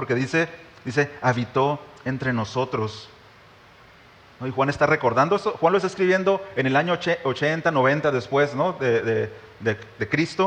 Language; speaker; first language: Spanish; native; Spanish